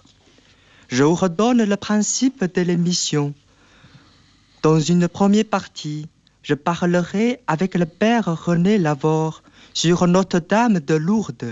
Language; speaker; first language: French; non-native, fluent; Chinese